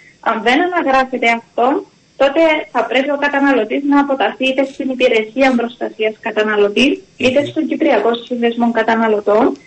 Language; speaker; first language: Greek; native; Greek